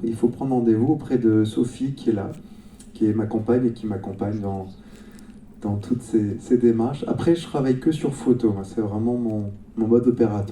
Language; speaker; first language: French; native; French